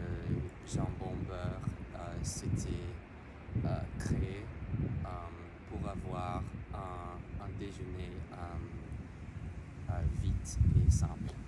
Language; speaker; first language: French; non-native, learner; English